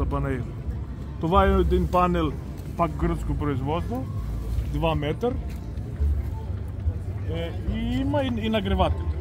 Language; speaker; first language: Bulgarian; non-native, learner; Greek